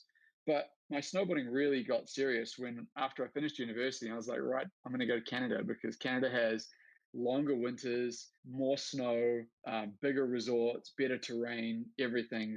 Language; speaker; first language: English; native; English